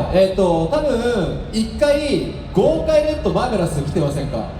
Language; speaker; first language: Japanese; native; Japanese